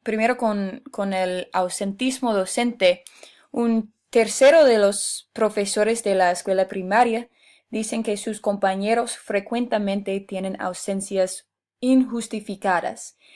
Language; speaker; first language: Spanish; non-native, fluent; English